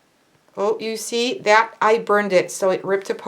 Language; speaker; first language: English; non-native, fluent; French